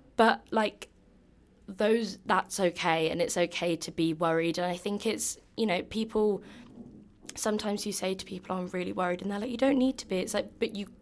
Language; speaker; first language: English; native; English